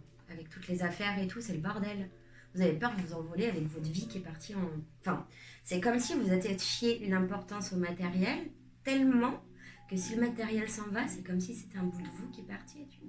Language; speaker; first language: French; native; French